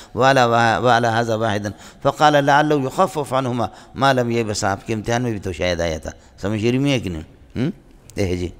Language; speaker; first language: Urdu; non-native, local second language; Brahui